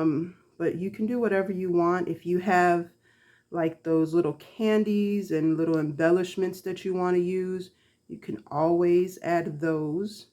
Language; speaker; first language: English; native; English